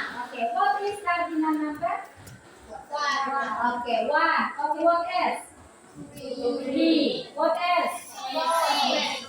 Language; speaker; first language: English; non-native, learner; Indonesian